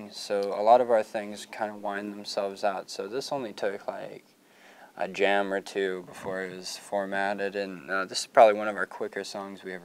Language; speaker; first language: English; native; English